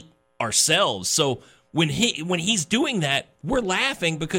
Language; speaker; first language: English; native; English